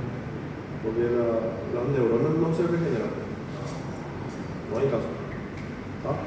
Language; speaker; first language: Spanish; native; Spanish